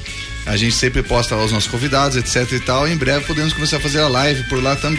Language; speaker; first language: Portuguese; native; Portuguese